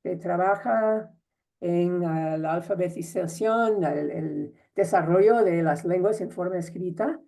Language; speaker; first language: Spanish; non-native, fluent; English